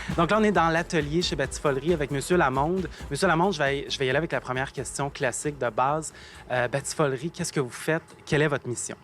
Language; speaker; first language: French; native; French